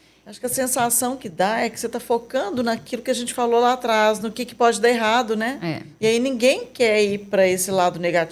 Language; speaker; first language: Portuguese; native; Portuguese